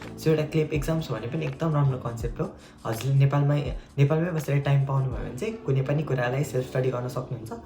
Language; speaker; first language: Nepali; native; Nepali